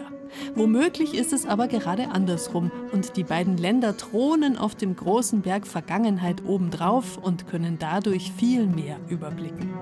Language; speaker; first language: German; native; German